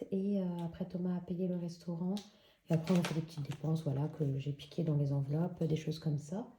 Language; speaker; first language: French; native; French